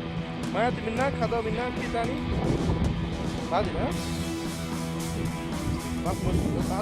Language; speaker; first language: Arabic; non-native, learner; Hindi